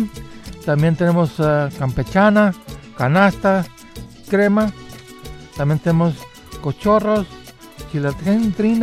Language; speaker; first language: Spanish; early bilingual, heritage; Spanish